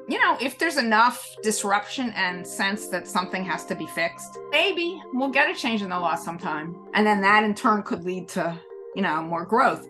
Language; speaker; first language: English; native; English